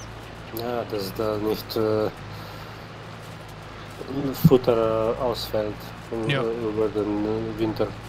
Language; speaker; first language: German; non-native, fluent; Slovenian